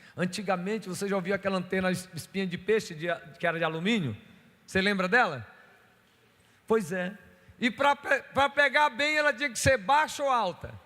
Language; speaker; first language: Portuguese; native; Portuguese